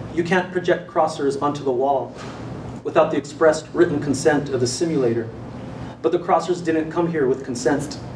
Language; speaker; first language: English; native; English